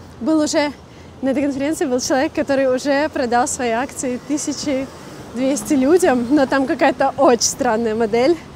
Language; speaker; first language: Russian; native; Russian